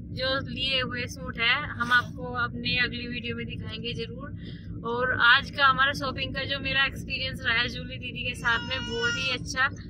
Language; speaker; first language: Hindi; native; Hindi